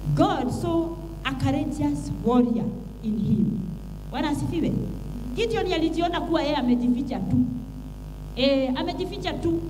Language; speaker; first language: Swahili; non-native, local second language; Kikuyu